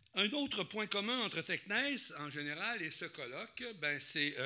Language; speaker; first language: French; native; French